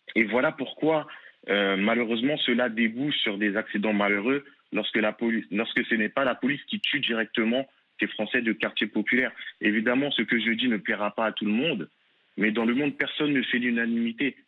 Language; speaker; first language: French; native; French